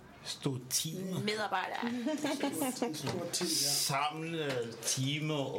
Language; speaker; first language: Danish; non-native, fluent; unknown